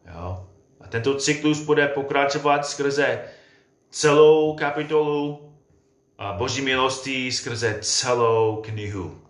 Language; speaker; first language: Czech; non-native, fluent; English